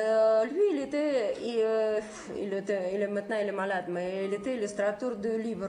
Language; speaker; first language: French; non-native, fluent; Russian